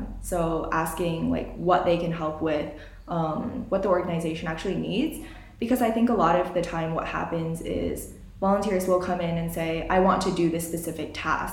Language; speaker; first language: English; native; English